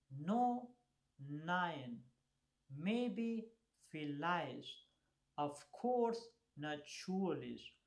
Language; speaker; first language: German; non-native, fluent; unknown